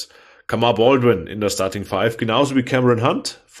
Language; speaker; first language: German; native; German